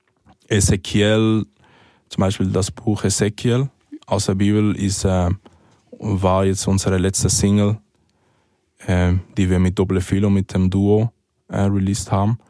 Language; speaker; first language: German; early bilingual, other home language; Spanish